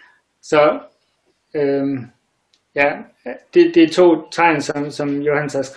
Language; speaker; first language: Danish; native; Danish